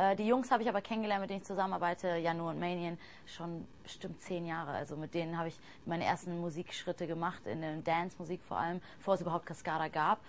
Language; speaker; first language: German; early bilingual, other home language; English